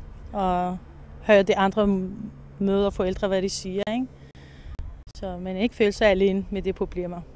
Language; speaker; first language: Danish; non-native, fluent; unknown